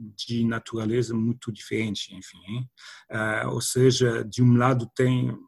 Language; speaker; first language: Portuguese; non-native, fluent; French